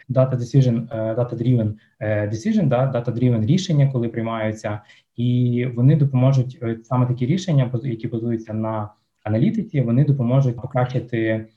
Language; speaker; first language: Ukrainian; non-native, local second language; Russian